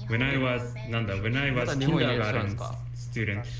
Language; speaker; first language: English; non-native, learner; Japanese